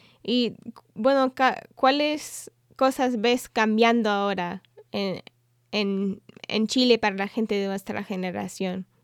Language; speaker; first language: Spanish; non-native, fluent; English